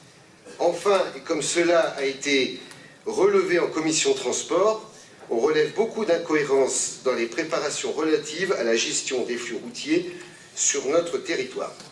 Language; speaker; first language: French; native; French